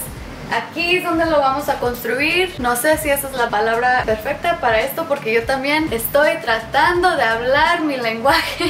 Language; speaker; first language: Spanish; early bilingual, heritage; English